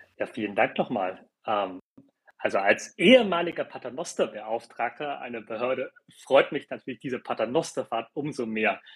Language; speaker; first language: German; early bilingual, other home language; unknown